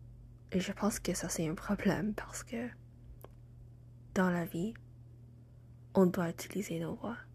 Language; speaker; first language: French; non-native, learner; English